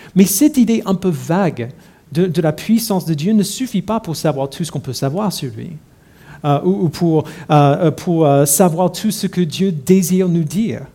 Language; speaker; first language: French; non-native, fluent; English